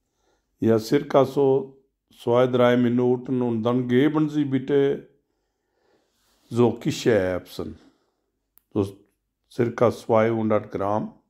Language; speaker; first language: German; non-native, learner; Urdu